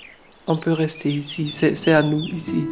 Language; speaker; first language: French; non-native, fluent; German